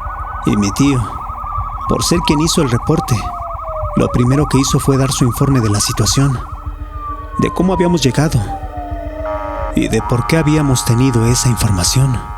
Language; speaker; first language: Spanish; native; Spanish